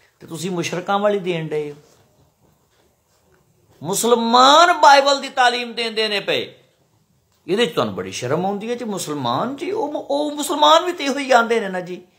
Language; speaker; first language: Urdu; non-native, local second language; Punjabi